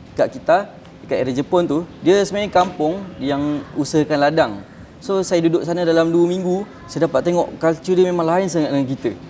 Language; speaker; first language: Malay; native; Malay